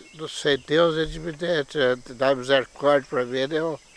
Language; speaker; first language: Portuguese; native; Portuguese